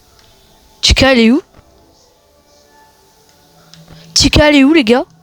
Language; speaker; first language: French; native; French